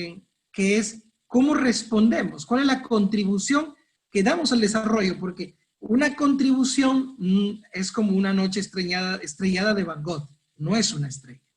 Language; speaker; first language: Spanish; native; Spanish